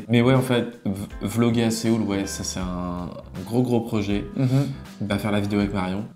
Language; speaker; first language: French; native; French